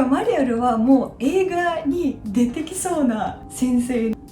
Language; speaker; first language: Japanese; non-native, fluent; Russian